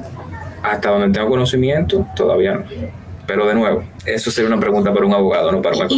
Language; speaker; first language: Spanish; native; Spanish